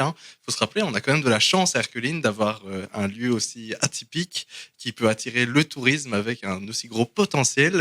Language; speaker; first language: French; native; French